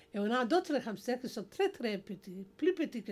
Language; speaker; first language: French; non-native, learner; English